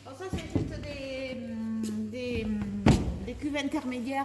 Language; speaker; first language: French; native; French